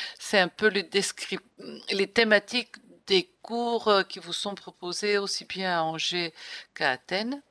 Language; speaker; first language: French; non-native, fluent; Greek